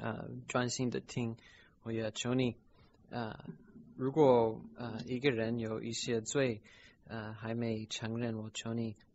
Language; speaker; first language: Chinese; non-native, fluent; English